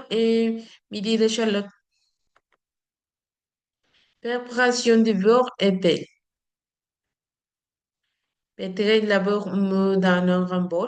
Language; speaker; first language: French; non-native, learner; Spanish